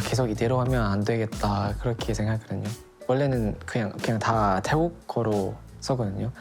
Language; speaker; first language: Korean; non-native, fluent; Thai